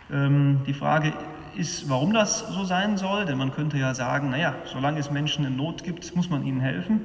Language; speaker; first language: German; native; German